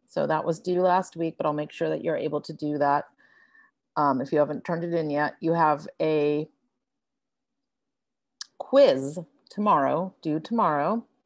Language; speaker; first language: English; native; English